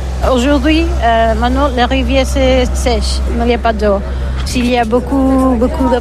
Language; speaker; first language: French; non-native, learner; Catalan